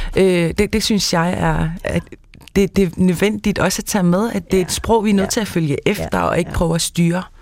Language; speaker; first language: Danish; non-native, local second language; Kalaallisut